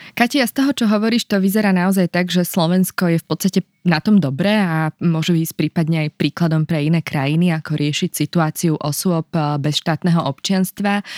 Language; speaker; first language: Slovak; native; Slovak